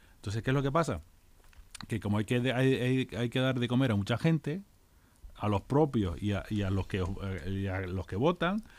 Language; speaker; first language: Spanish; native; Spanish